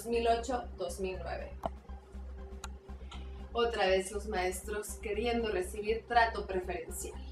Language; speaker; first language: Spanish; native; Spanish